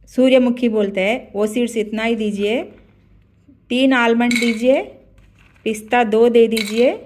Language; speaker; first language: Hindi; non-native, local second language; Telugu